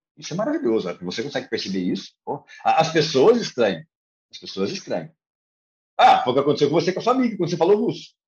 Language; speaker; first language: Portuguese; native; Portuguese